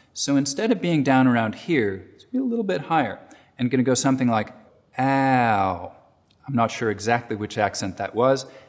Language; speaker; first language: English; native; English